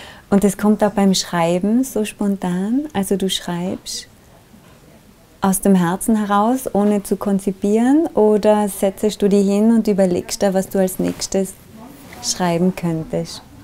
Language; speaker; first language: German; native; German